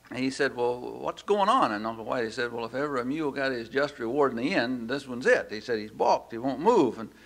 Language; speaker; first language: English; native; English